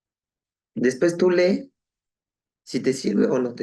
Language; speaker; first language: Spanish; non-native, local second language; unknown